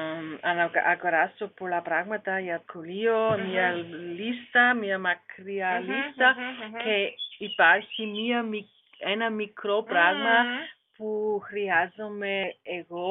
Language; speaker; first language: Greek; non-native, learner; German